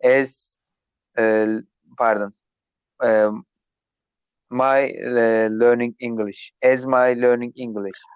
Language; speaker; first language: English; non-native, learner; Turkish